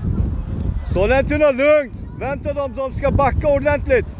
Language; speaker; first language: Swedish; non-native, fluent; Turkish